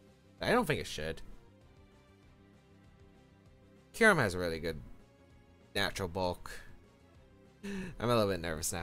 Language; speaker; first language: English; native; English